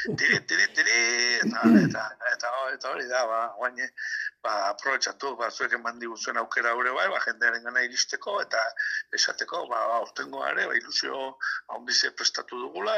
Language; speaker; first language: Basque; native; Basque